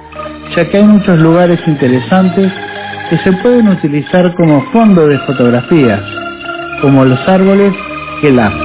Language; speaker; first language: Spanish; non-native, fluent; Indonesian